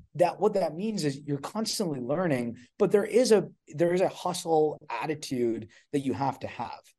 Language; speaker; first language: English; native; English